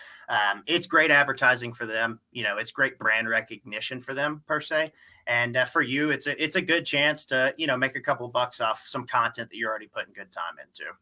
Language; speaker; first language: English; native; English